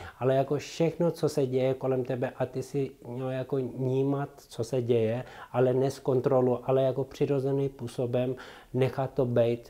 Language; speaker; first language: Czech; non-native, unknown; Tibetan